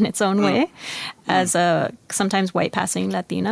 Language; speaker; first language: English; early bilingual, other home language; Spanish